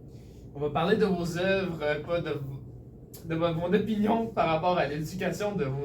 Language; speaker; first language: French; native; French